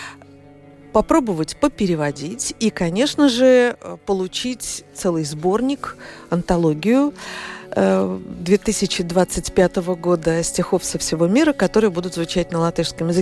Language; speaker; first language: Russian; native; Russian